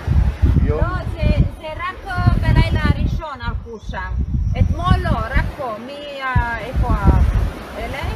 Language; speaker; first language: Hebrew; non-native, learner; Romanian